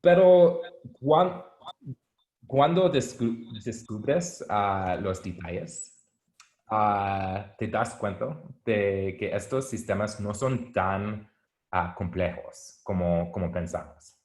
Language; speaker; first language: Spanish; non-native, learner; English